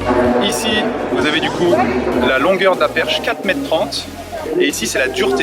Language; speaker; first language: French; native; French